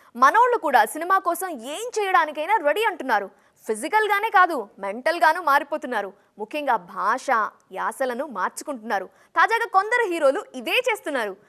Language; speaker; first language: Telugu; native; Telugu